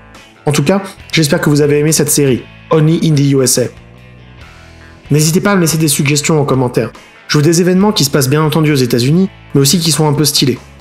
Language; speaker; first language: French; native; French